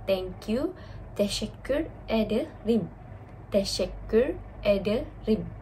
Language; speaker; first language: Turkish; non-native, fluent; Malay